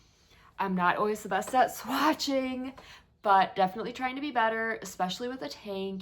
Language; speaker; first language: English; native; English